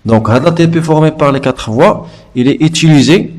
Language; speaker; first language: French; non-native, local second language; Arabic